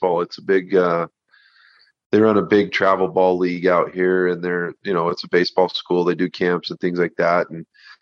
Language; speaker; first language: English; native; English